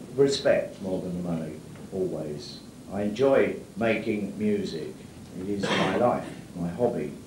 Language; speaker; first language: English; native; English